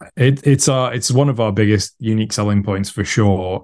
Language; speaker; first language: English; native; English